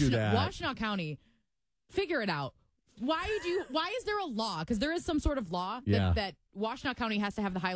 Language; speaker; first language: English; native; English